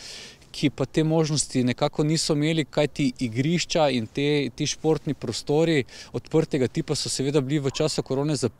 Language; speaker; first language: Slovenian; native; Slovenian